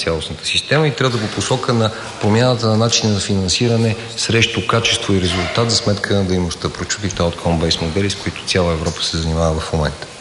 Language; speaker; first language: Bulgarian; native; Bulgarian